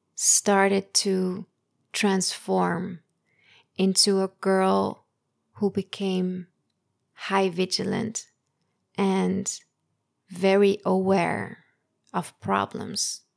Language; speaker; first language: English; early bilingual, other home language; Persian